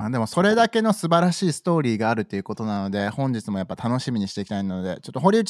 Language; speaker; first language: Japanese; native; Japanese